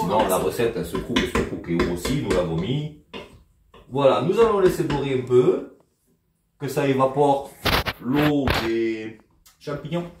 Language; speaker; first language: French; native; French